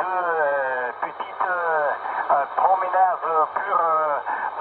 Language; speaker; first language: French; non-native, learner; Italian